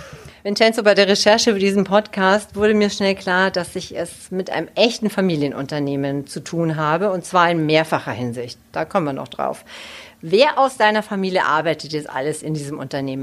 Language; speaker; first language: German; native; German